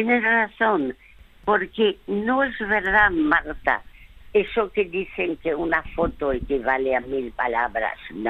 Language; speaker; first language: Spanish; early bilingual, other home language; French